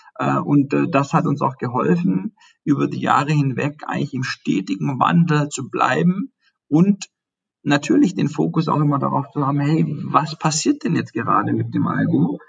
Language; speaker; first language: German; early bilingual, other home language; Turkish